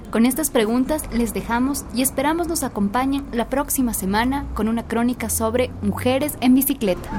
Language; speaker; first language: Spanish; native; Spanish